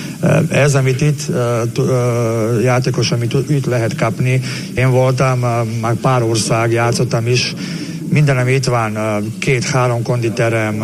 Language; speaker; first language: Hungarian; non-native, learner; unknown